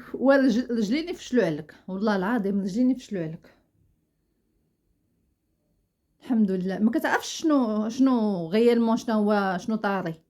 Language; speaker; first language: Arabic; native; Arabic